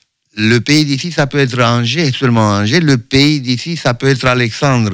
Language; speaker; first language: French; non-native, fluent; Romanian